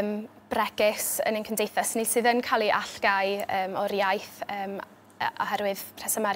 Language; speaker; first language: Welsh; native; Welsh